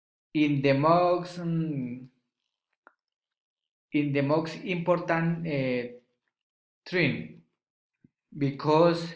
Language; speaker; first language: English; non-native, learner; Spanish